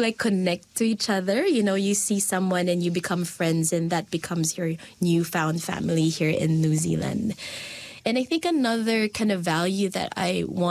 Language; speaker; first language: English; non-native, local second language; Filipino